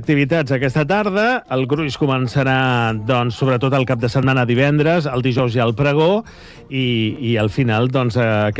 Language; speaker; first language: Catalan; native; Catalan